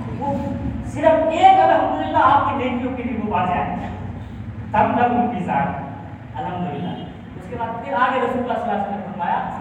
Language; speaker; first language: Urdu; native; Urdu